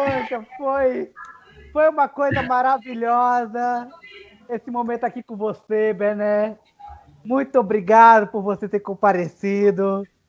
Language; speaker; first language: Portuguese; native; Portuguese